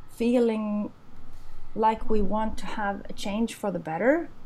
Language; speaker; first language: English; non-native, fluent; Swedish